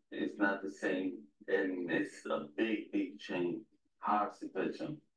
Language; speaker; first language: English; non-native, learner; Spanish